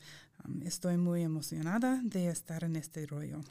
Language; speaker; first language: Spanish; non-native, fluent; English